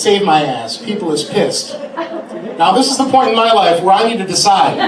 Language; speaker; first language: English; native; English